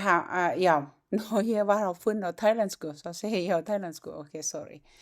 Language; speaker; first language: Icelandic; non-native, learner; Thai